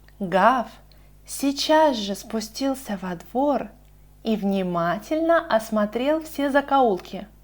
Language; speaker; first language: Russian; native; Russian